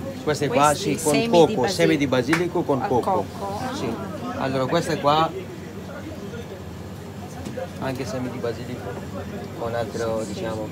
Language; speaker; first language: Italian; non-native, learner; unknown